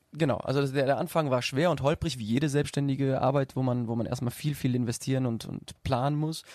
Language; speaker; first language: German; native; German